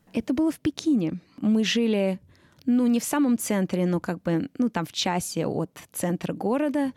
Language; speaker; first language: Russian; early bilingual, heritage; Russian